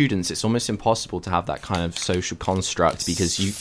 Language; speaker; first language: English; native; English